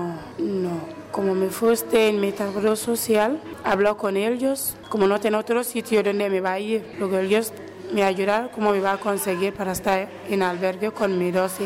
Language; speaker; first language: Spanish; non-native, learner; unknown